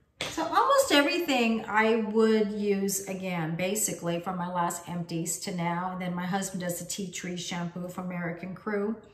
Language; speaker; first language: English; native; English